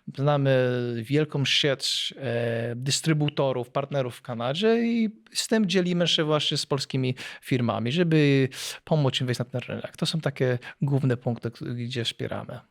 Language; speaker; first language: Polish; early bilingual, heritage; Polish